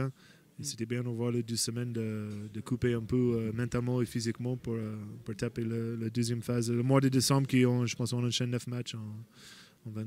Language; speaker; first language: French; non-native, fluent; English